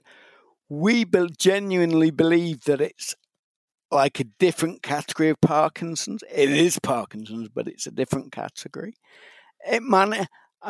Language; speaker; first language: English; native; English